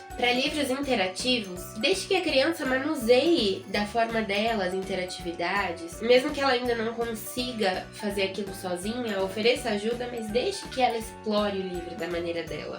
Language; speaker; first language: Portuguese; native; Portuguese